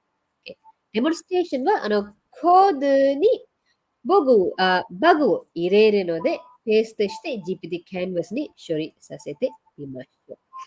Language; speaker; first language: Japanese; non-native, fluent; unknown